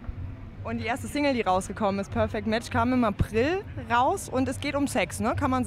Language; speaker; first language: German; native; German